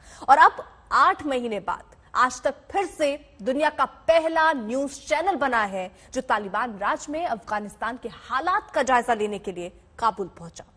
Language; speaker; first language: Hindi; native; Hindi